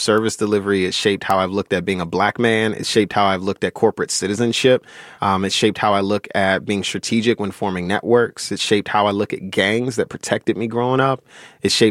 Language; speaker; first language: English; native; English